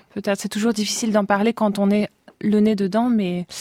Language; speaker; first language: French; native; French